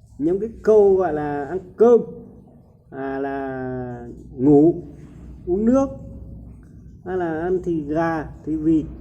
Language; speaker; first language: Vietnamese; non-native, local second language; Hmong